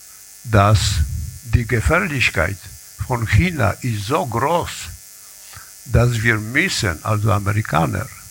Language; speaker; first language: German; non-native, learner; Polish